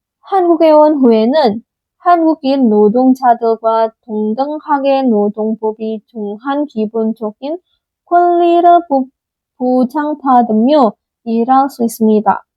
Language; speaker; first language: Korean; non-native, fluent; Indonesian